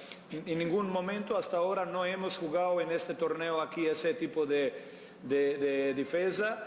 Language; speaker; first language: Spanish; non-native, fluent; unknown